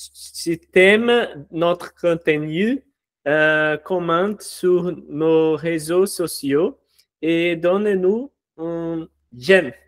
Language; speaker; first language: French; non-native, learner; Portuguese